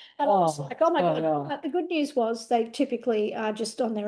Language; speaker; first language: English; native; English